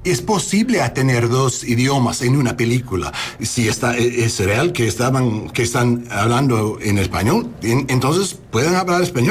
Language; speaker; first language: Spanish; non-native, learner; English